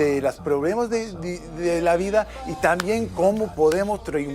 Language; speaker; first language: Spanish; non-native, learner; English